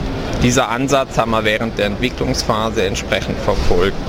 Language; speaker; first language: German; native; German